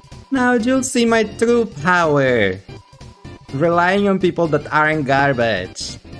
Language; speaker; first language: English; non-native, fluent; Spanish